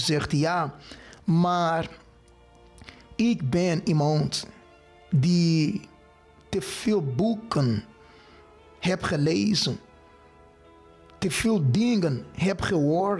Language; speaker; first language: Dutch; non-native, fluent; Portuguese